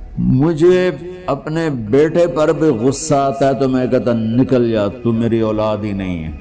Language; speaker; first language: Urdu; non-native, local second language; Punjabi